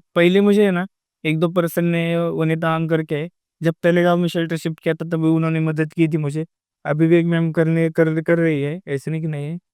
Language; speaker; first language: Hindi; non-native, local second language; Marathi